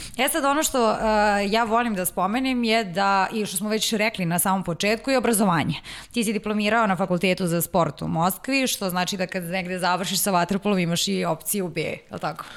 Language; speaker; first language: Serbian; native; Serbian